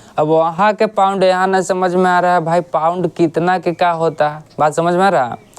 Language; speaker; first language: Hindi; native; Hindi